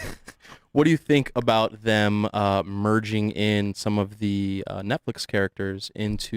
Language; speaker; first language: English; native; English